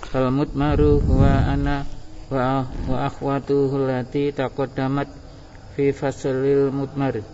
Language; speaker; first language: Arabic; non-native, learner; Indonesian